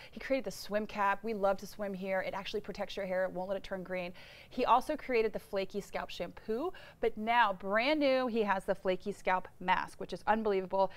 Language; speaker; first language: English; native; English